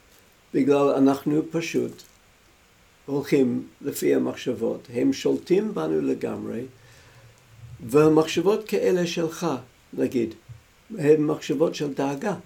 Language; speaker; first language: Hebrew; non-native, fluent; English